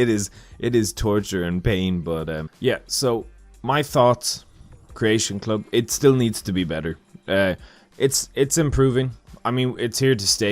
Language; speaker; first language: English; native; English